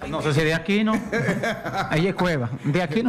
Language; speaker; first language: Spanish; native; Spanish